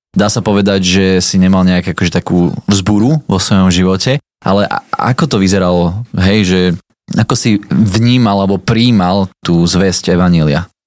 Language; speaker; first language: Slovak; native; Slovak